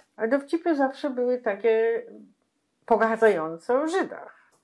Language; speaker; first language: Polish; non-native, local second language; Yiddish